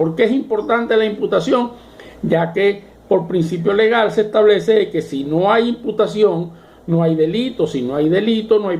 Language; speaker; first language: Spanish; native; Spanish